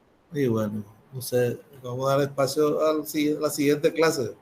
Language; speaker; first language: Spanish; native; Spanish